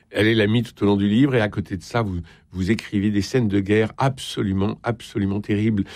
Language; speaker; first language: French; native; French